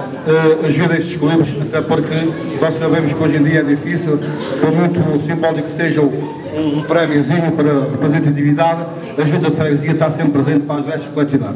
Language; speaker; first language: Portuguese; native; Portuguese